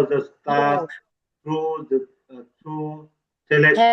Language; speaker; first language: English; non-native, learner; Vietnamese